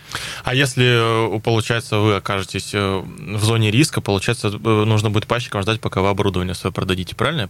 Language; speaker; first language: Russian; native; Russian